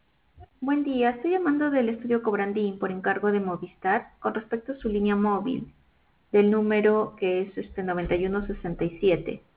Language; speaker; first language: Spanish; native; Spanish